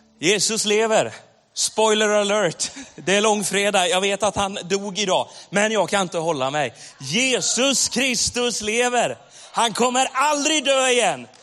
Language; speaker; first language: Swedish; native; Swedish